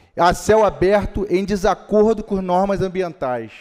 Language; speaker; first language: Portuguese; native; Portuguese